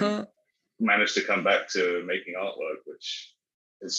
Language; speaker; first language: English; native; English